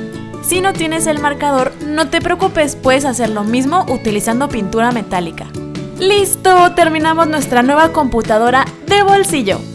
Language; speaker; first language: Spanish; native; Spanish